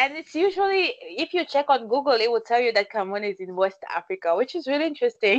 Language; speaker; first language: English; non-native, local second language; French